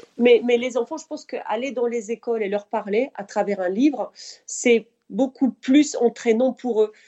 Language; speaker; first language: French; non-native, fluent; Spanish